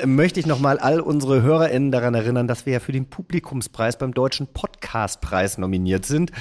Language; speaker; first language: German; native; German